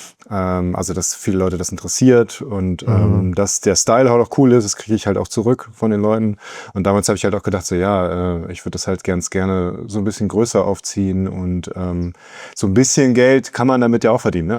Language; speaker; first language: German; native; German